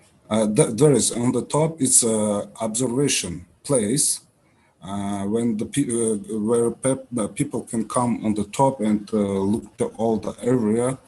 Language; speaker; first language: English; non-native, learner; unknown